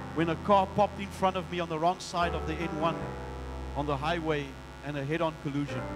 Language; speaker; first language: English; non-native, local second language; Afrikaans